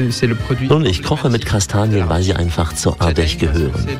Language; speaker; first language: German; native; German